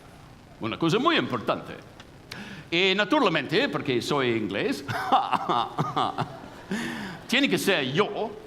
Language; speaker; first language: Spanish; non-native, fluent; English